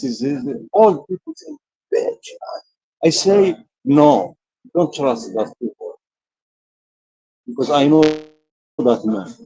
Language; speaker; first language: English; non-native, learner; Spanish